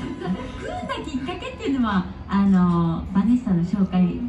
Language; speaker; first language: Japanese; native; Japanese